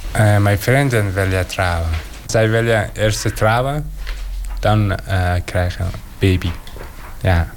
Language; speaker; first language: Dutch; non-native, learner; Persian